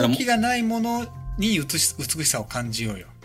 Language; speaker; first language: Japanese; native; Japanese